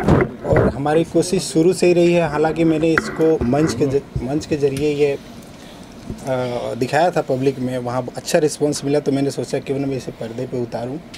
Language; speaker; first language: Hindi; native; Hindi